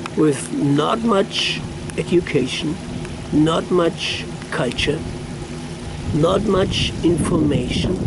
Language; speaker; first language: English; non-native, learner; German